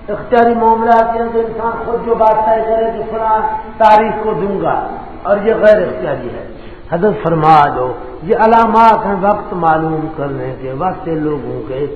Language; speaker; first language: Urdu; non-native, local second language; Punjabi